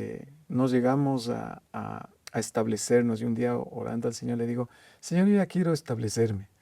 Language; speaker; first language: Spanish; native; Spanish